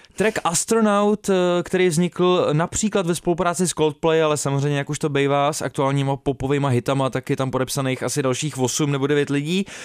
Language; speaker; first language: Czech; native; Czech